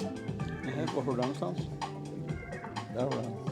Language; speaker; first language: Swedish; native; Swedish